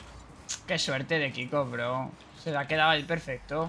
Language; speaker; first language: Spanish; native; Spanish